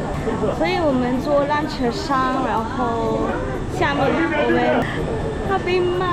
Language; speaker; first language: Chinese; early bilingual, heritage; English